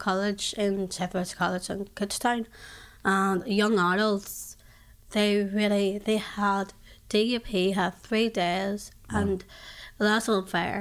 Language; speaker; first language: English; native; English